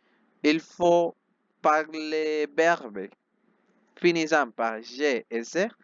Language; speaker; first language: French; non-native, fluent; Spanish